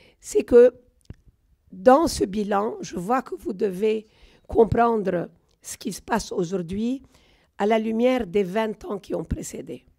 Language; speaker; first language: French; non-native, local second language; Arabic